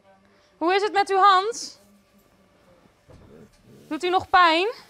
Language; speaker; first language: Dutch; native; Dutch